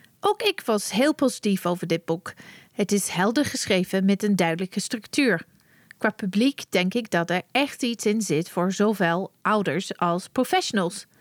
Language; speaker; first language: Dutch; non-native, fluent; English